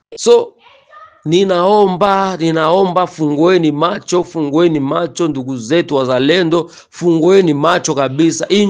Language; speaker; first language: Swahili; native; Swahili